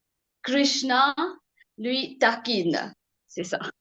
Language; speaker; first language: French; non-native, learner; Morisyen